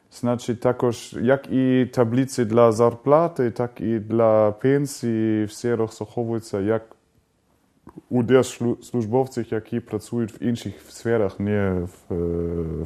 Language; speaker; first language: Ukrainian; non-native, fluent; German